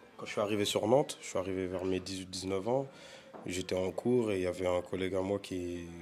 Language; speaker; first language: French; native; French